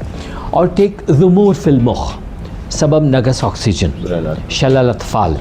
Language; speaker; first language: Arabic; non-native, learner; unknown